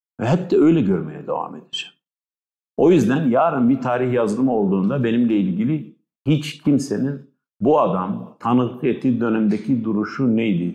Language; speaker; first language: Turkish; non-native, local second language; Kurdish